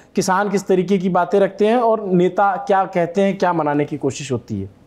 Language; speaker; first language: Hindi; native; Hindi